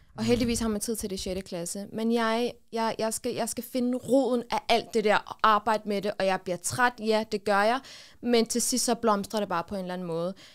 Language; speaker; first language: Danish; early bilingual, other home language; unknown